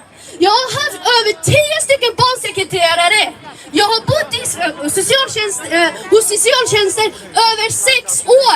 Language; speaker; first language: Swedish; early bilingual, other home language; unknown